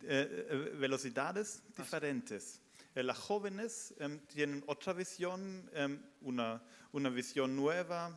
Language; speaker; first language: Spanish; non-native, fluent; German